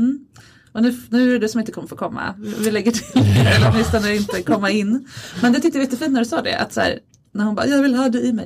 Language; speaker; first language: Swedish; native; Swedish